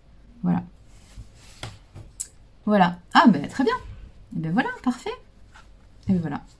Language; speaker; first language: French; native; French